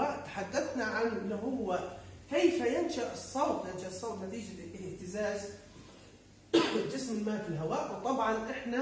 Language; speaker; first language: Arabic; native; Arabic